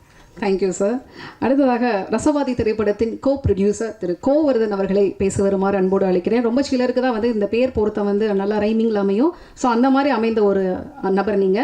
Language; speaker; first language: Tamil; native; Tamil